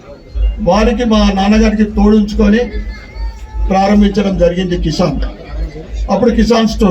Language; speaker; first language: Telugu; native; Telugu